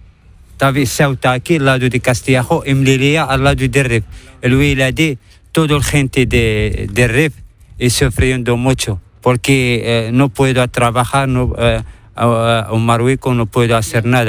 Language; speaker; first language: Spanish; non-native, learner; Arabic